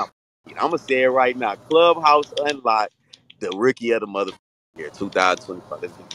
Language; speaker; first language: English; native; English